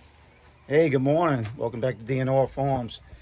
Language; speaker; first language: English; native; English